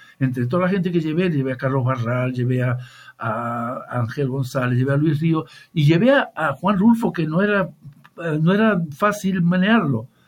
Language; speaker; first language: Spanish; native; Spanish